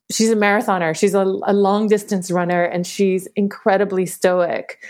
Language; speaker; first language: English; early bilingual, other home language; Spanish